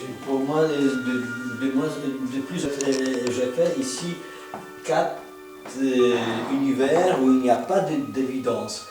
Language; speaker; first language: French; non-native, fluent; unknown